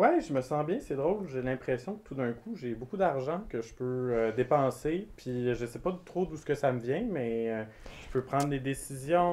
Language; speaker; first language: French; native; French